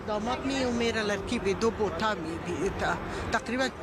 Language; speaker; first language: Hindi; non-native, learner; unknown